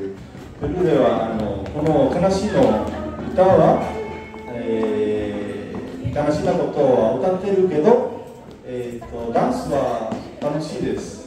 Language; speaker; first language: Japanese; non-native, learner; Spanish